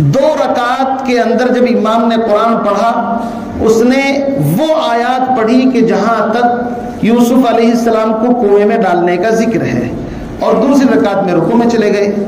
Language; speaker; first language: Urdu; native; Urdu